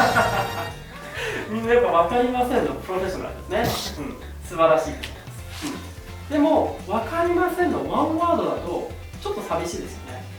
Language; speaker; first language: Japanese; native; Japanese